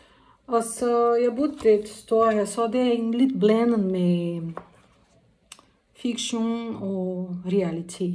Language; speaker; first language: Danish; non-native, learner; Portuguese